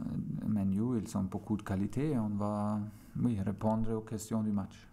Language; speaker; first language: French; non-native, fluent; German